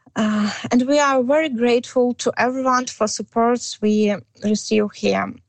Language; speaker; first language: English; non-native, learner; Ukrainian